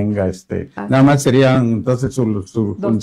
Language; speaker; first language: Spanish; native; Spanish